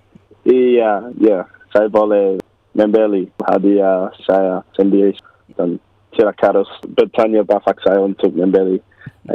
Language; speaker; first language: Indonesian; non-native, learner; English